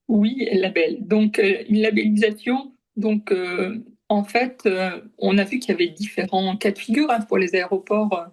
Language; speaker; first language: French; native; French